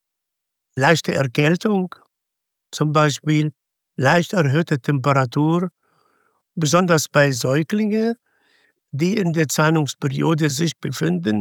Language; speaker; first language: German; non-native, fluent; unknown